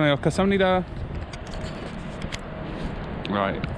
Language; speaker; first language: Korean; non-native, learner; English